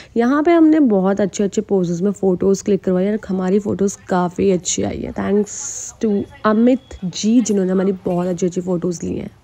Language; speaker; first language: Hindi; native; Hindi